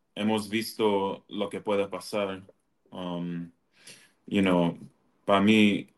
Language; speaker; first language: Spanish; early bilingual, other home language; English